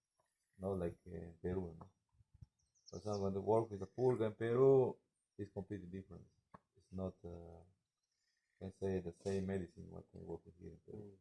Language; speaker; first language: English; non-native, learner; Spanish